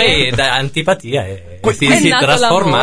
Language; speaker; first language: Italian; non-native, fluent; German